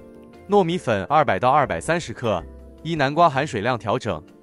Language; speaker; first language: Chinese; native; Chinese